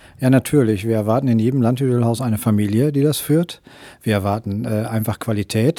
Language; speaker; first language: German; native; German